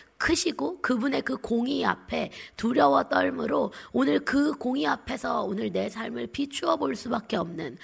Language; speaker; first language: Korean; native; Korean